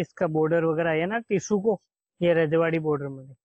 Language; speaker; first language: Hindi; non-native, local second language; Marathi